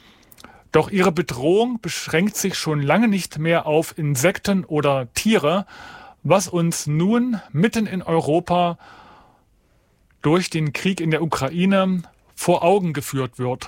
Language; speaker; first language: German; native; German